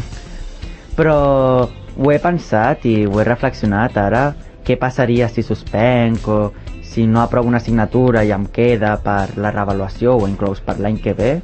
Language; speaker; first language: Catalan; native; Catalan